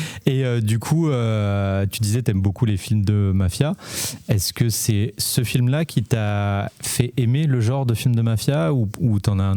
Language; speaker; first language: French; native; French